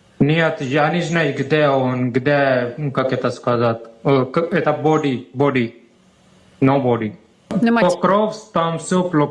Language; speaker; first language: Russian; non-native, learner; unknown